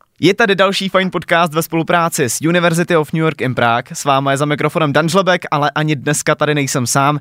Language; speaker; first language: Czech; native; Czech